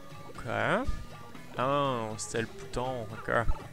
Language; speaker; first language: French; native; French